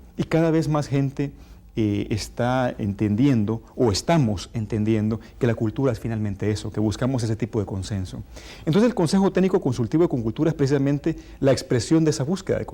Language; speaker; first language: Spanish; native; Spanish